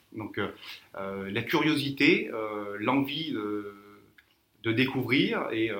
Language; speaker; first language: French; native; French